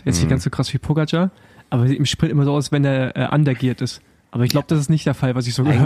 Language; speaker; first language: German; native; German